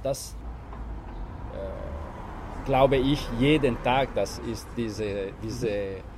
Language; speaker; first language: German; non-native, local second language; Italian